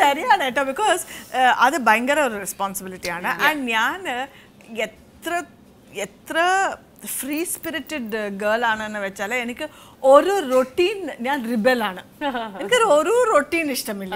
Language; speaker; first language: Malayalam; non-native, fluent; Kannada